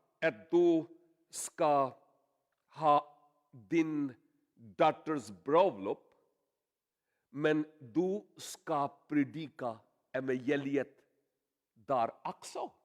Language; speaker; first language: Swedish; non-native, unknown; Urdu